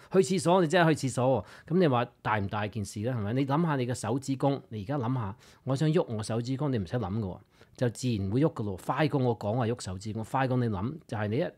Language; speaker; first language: Cantonese; early bilingual, heritage; Cantonese